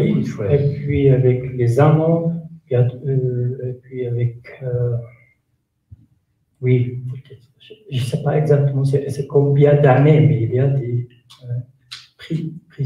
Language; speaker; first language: French; non-native, learner; Kurdish